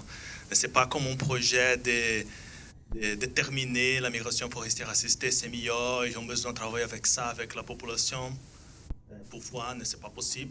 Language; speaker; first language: French; non-native, fluent; Portuguese